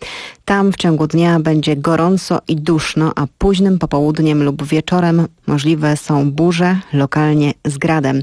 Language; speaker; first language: Polish; native; Polish